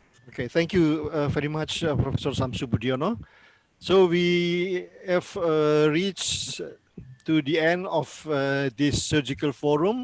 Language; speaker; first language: English; non-native, learner; Indonesian